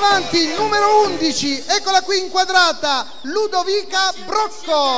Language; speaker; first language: Italian; native; Italian